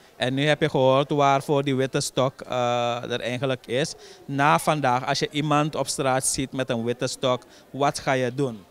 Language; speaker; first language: Dutch; native; Dutch